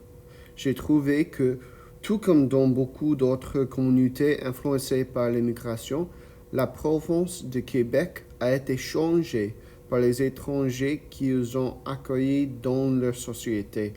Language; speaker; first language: French; non-native, learner; English